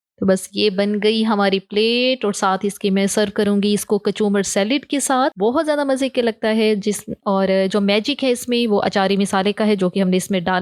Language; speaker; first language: Hindi; native; Hindi